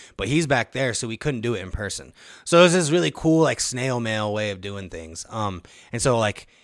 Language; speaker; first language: English; native; English